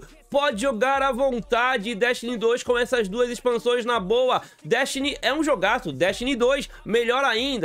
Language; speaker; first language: Portuguese; native; Portuguese